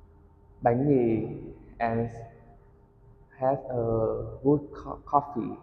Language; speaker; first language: English; non-native, learner; Vietnamese